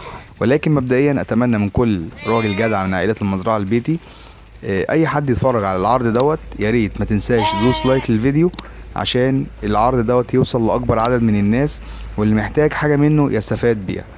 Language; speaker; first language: Arabic; native; Arabic